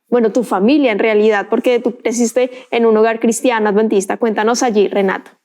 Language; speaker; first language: Spanish; native; Spanish